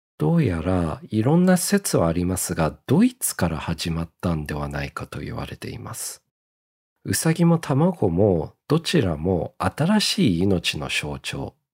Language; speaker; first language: Japanese; early bilingual, heritage; Japanese